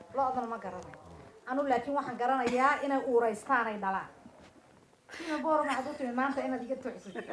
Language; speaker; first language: Somali; native; Somali